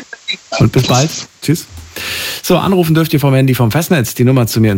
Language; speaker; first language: German; native; German